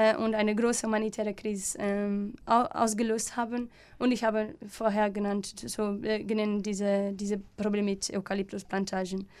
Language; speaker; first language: German; non-native, learner; Portuguese